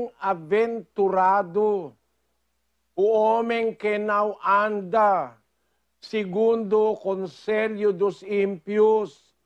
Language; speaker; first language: Portuguese; non-native, fluent; Filipino